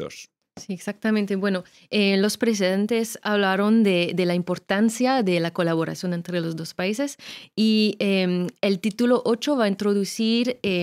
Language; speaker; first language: Spanish; non-native, fluent; French